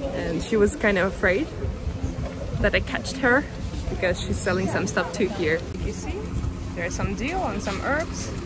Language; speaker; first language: English; non-native, fluent; Russian